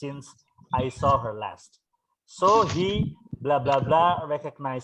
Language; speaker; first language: English; non-native, fluent; Indonesian